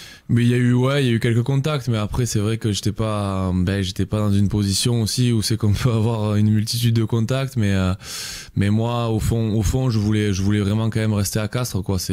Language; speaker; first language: French; native; French